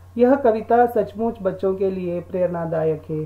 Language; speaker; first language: Hindi; non-native, local second language; Kannada